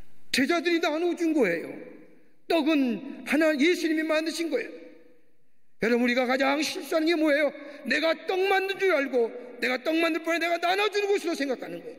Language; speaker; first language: Korean; native; Korean